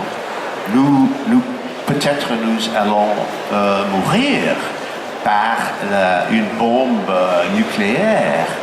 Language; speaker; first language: French; non-native, fluent; English